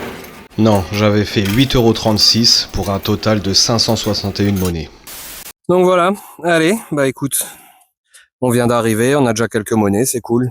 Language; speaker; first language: French; native; French